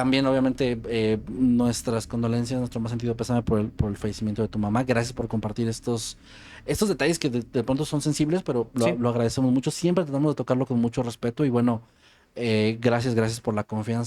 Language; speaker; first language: Spanish; native; Spanish